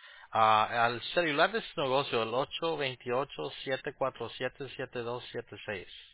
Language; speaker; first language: Spanish; early bilingual, heritage; Spanish